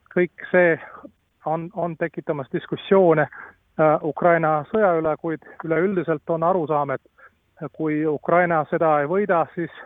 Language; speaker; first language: Estonian; non-native, fluent; Latvian